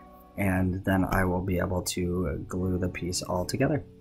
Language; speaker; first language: English; native; English